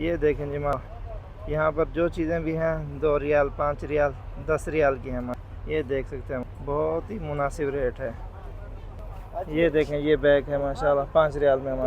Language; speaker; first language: Hindi; native; Hindi